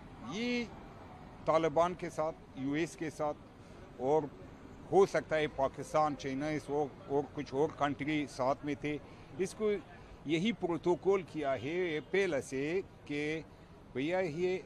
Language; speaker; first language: Hindi; non-native, fluent; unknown